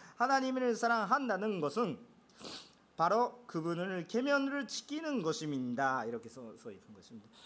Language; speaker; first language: Korean; non-native, fluent; Japanese